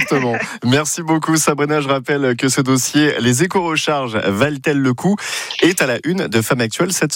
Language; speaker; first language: French; native; French